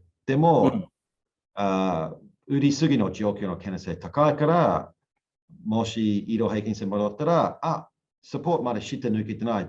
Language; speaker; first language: Japanese; non-native, learner; English